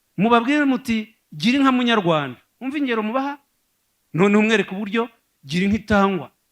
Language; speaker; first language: Kinyarwanda; native; Kinyarwanda